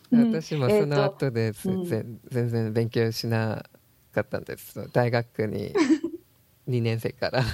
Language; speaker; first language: Japanese; non-native, learner; Korean